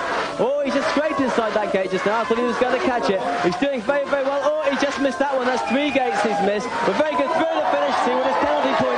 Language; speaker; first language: English; native; English